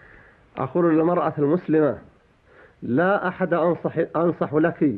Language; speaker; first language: Arabic; native; Arabic